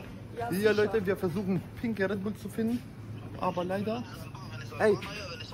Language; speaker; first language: German; early bilingual, other home language; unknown